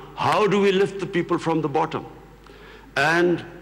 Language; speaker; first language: English; non-native, local second language; Urdu